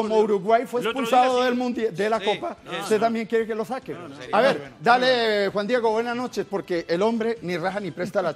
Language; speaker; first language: Spanish; native; Spanish